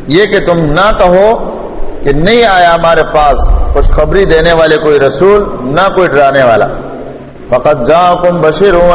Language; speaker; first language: Urdu; non-native, local second language; Pashto